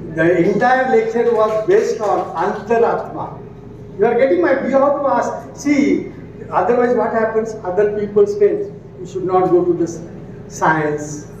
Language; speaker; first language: English; non-native, local second language; Marathi